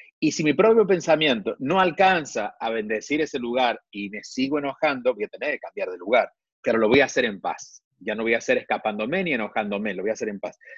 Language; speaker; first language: Spanish; native; Spanish